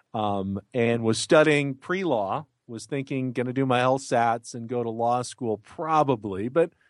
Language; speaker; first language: English; native; English